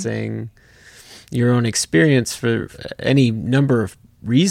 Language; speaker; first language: English; native; English